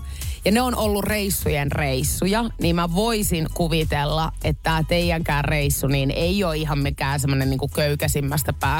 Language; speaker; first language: Finnish; native; Finnish